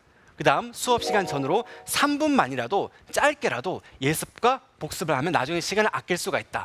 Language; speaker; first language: Korean; native; Korean